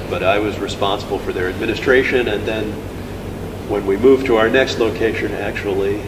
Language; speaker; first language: English; native; English